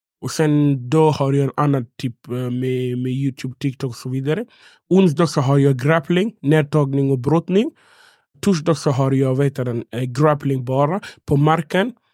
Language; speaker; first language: Swedish; non-native, fluent; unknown